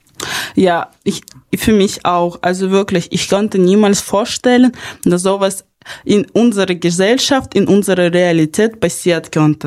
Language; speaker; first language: German; non-native, fluent; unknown